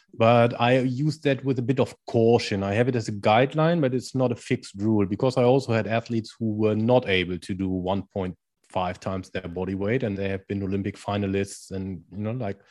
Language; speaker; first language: English; non-native, fluent; German